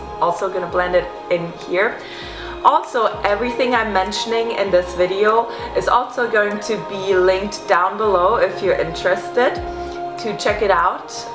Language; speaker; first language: English; non-native, fluent; German